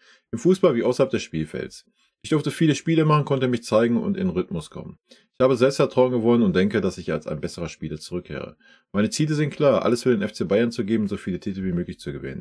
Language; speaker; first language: German; native; German